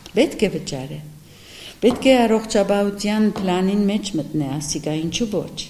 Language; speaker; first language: Armenian; early bilingual, heritage; Armenian